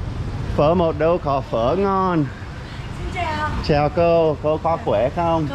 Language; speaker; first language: Vietnamese; non-native, learner; English